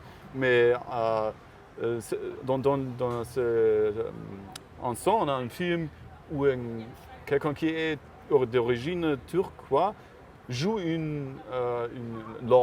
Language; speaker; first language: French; non-native, learner; German